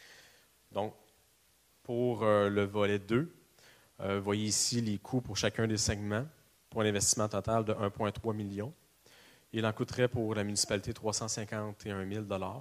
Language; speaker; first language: French; native; French